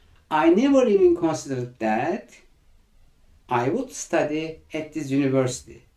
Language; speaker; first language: English; non-native, fluent; Turkish